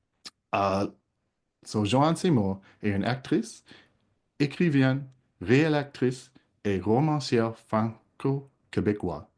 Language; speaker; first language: French; non-native, local second language; English